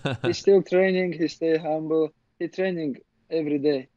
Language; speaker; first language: English; non-native, learner; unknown